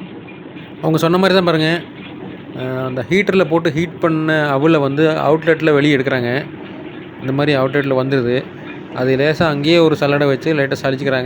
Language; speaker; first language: Tamil; native; Tamil